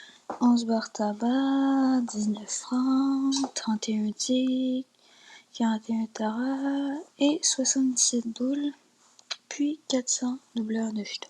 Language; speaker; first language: French; native; French